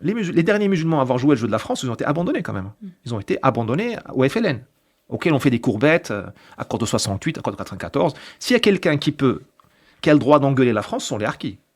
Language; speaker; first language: French; non-native, local second language; Arabic